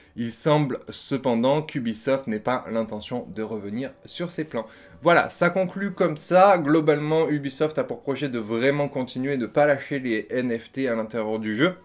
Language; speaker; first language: French; native; French